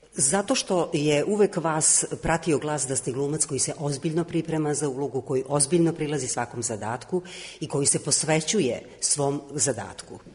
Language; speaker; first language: Croatian; native; Croatian